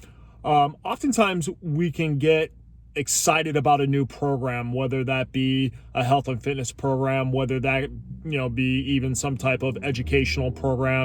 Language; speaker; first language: English; native; English